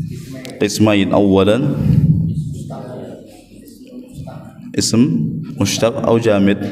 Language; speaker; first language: Arabic; non-native, fluent; Indonesian